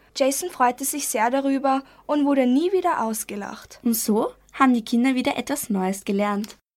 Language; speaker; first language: German; native; German